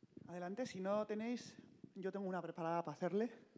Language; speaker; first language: Spanish; non-native, local second language; Basque